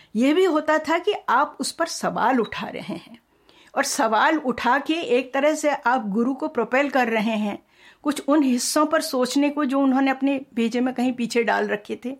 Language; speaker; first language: Hindi; non-native, local second language; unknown